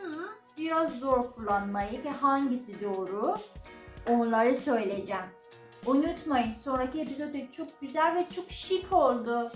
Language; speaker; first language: Turkish; non-native, learner; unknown